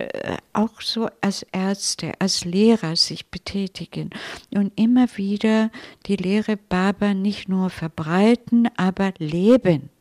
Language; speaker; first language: German; non-native, fluent; Italian